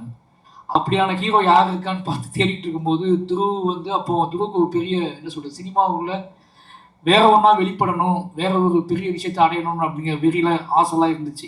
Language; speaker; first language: Tamil; native; Tamil